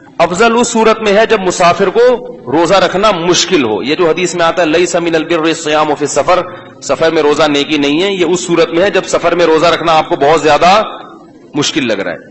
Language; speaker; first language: Urdu; native; Urdu